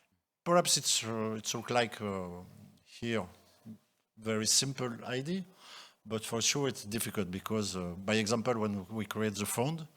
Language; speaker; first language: English; non-native, local second language; French